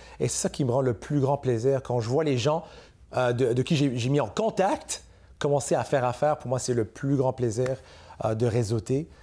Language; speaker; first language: French; native; French